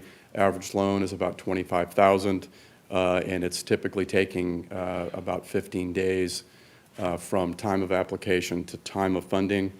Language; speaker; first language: English; native; English